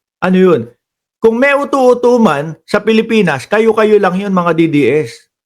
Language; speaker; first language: Filipino; native; Filipino